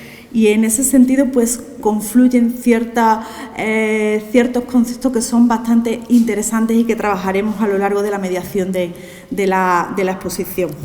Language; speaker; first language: Spanish; native; Spanish